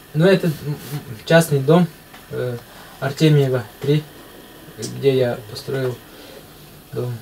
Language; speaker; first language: Russian; native; Russian